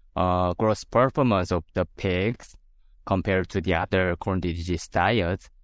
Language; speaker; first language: English; non-native, fluent; Korean